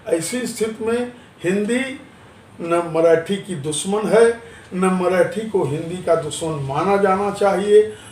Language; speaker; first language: Hindi; non-native, local second language; Marathi